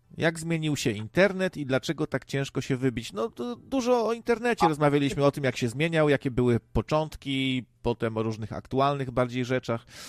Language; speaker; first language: Polish; native; Polish